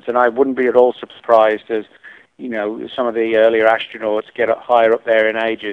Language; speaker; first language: English; native; English